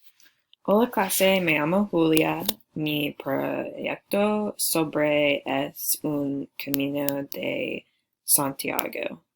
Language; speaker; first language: Spanish; non-native, learner; English